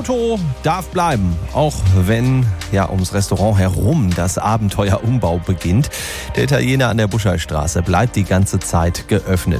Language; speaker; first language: German; native; German